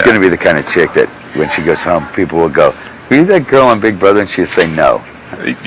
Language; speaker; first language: English; native; English